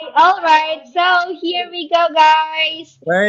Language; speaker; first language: English; non-native, learner; Indonesian